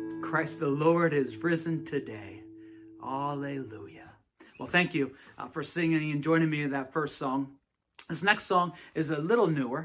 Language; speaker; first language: English; native; English